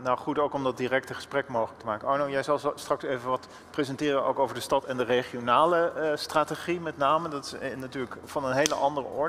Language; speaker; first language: Dutch; native; Dutch